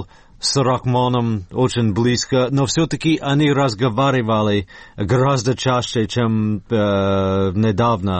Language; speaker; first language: Russian; non-native, fluent; English